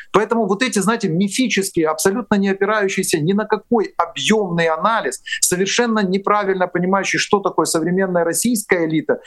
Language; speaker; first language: Russian; non-native, local second language; Ukrainian